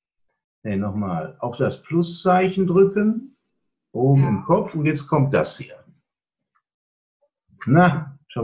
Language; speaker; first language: German; native; German